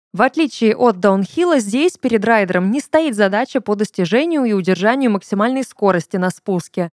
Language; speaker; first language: Russian; native; Russian